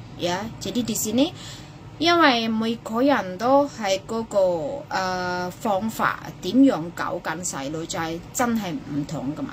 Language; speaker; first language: Cantonese; non-native, fluent; Indonesian